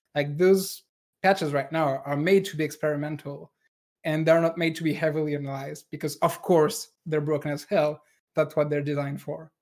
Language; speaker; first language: English; non-native, fluent; French